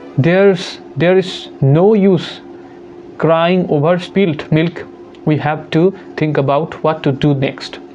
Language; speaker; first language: Hindi; non-native, local second language; Bangla